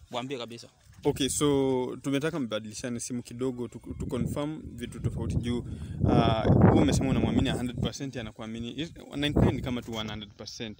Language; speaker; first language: Swahili; native; Swahili